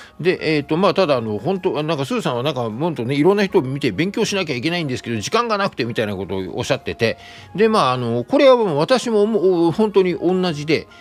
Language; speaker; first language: Japanese; native; Japanese